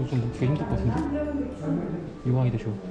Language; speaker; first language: Korean; non-native, fluent; Japanese